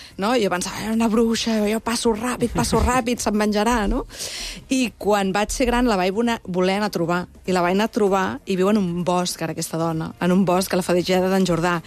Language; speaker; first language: Catalan; native; Catalan